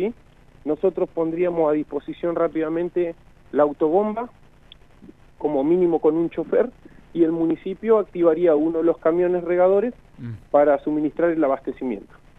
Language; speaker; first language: Spanish; native; Spanish